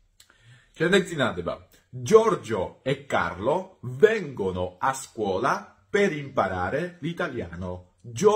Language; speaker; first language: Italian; non-native, fluent; Georgian